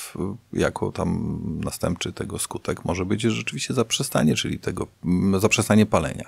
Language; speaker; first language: Polish; native; Polish